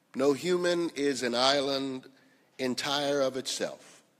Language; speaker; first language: English; native; English